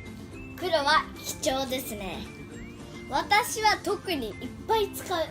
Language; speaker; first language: Japanese; early bilingual, heritage; Japanese